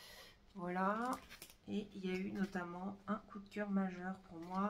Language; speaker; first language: French; native; French